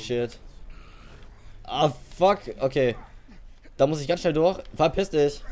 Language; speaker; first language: German; native; German